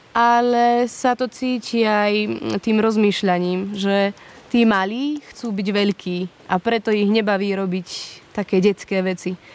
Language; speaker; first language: Slovak; early bilingual, heritage; Slovak